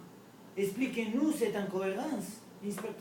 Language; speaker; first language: French; non-native, learner; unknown